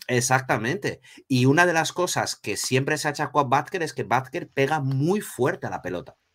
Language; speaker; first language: Spanish; early bilingual, other home language; Portuguese